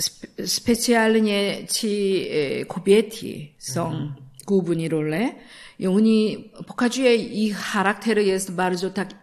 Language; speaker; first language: Polish; non-native, learner; Korean